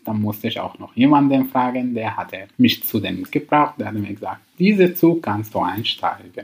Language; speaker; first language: German; non-native, learner; Arabic